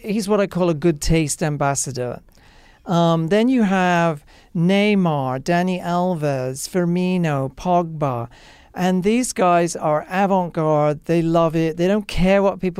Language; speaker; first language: English; native; English